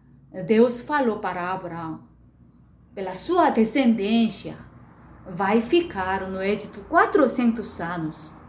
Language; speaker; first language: Portuguese; non-native, learner; Korean